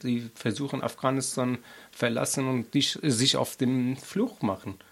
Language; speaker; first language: German; non-native, learner; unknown